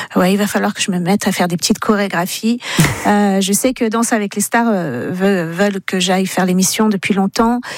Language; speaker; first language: French; native; French